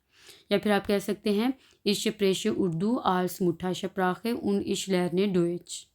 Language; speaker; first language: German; non-native, fluent; Urdu